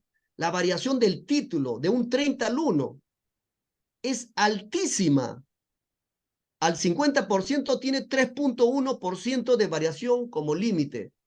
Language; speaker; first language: Spanish; native; Spanish